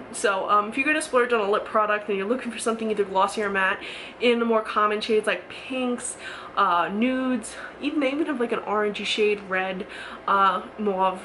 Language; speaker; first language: English; native; English